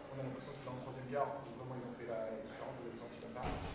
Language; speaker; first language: French; native; French